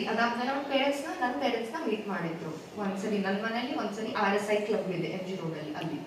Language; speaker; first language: Kannada; non-native, local second language; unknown